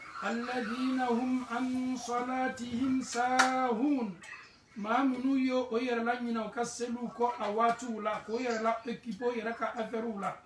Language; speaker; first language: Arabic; non-native, fluent; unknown